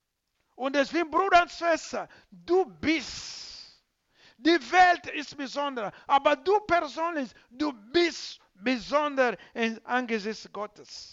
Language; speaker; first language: German; non-native, learner; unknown